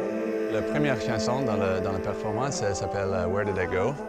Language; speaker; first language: French; non-native, fluent; English